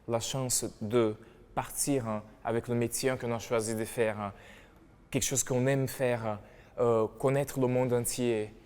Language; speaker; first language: French; non-native, fluent; Portuguese